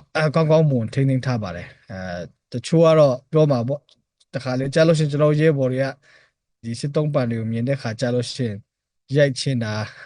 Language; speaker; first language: Burmese; non-native, local second language; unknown